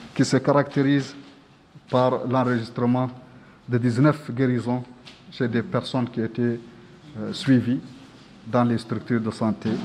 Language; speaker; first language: French; non-native, local second language; Arabic